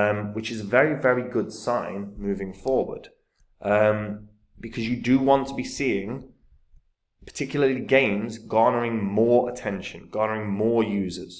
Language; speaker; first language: English; native; English